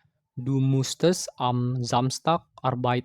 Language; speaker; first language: German; non-native, fluent; Indonesian